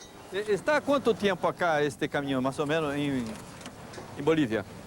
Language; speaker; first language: Spanish; non-native, learner; Portuguese